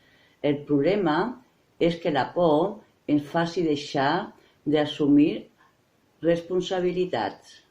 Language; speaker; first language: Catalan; non-native, local second language; Spanish